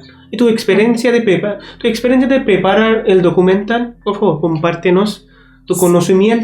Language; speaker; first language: Spanish; non-native, learner; Bangla